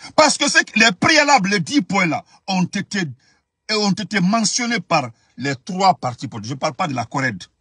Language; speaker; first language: French; non-native, local second language; Fula